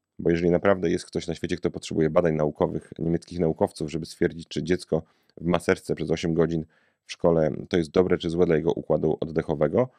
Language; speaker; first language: Polish; native; Polish